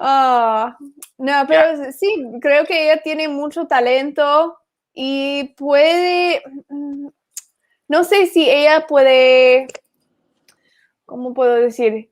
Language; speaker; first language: Spanish; non-native, fluent; English